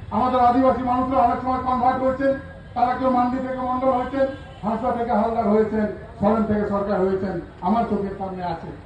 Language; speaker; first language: Bangla; non-native, local second language; Santali